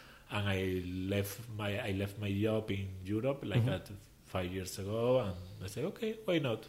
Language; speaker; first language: English; non-native, learner; Spanish